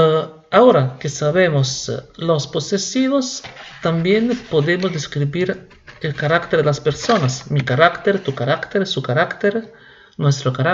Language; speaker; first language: Spanish; non-native, fluent; Italian